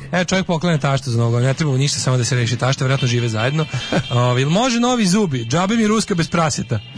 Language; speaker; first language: Serbian; native; Serbian